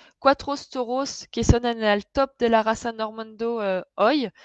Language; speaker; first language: Spanish; non-native, fluent; French